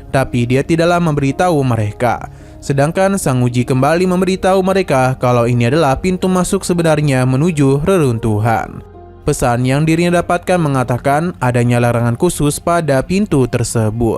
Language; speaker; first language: Indonesian; native; Indonesian